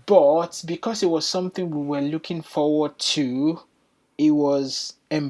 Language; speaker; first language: English; non-native, local second language; Yoruba